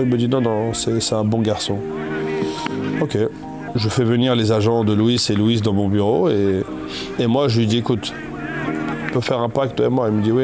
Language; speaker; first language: French; native; French